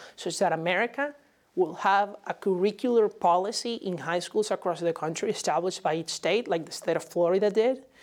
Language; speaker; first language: English; non-native, fluent; Spanish